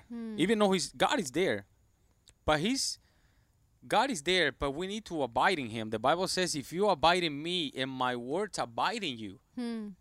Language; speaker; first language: English; non-native, fluent; Spanish